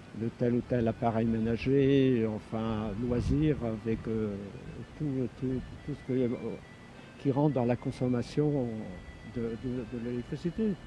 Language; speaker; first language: French; native; French